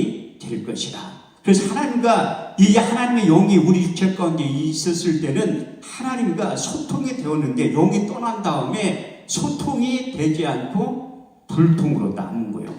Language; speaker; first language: Korean; native; Korean